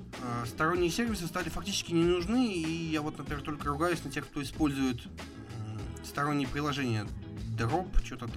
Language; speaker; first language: Russian; native; Russian